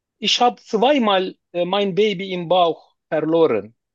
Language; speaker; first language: German; non-native, learner; Turkish